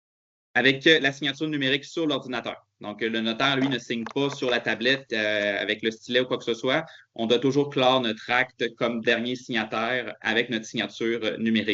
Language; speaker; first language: French; native; French